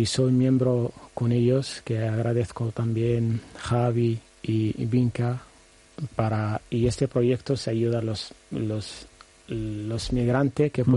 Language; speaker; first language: Spanish; non-native, learner; Arabic